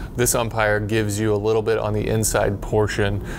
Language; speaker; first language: English; native; English